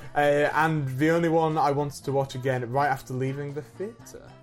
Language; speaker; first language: English; native; English